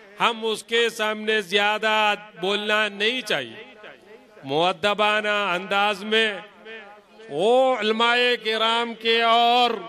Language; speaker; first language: Hindi; non-native, local second language; Malayalam